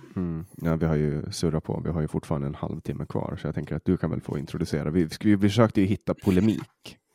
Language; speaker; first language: Swedish; native; Swedish